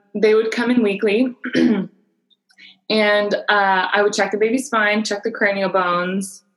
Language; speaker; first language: English; native; English